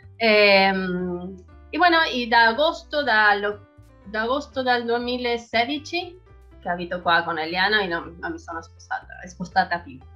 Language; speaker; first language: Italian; non-native, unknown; Spanish